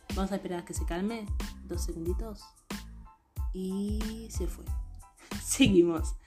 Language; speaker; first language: Spanish; non-native, fluent; Haitian Creole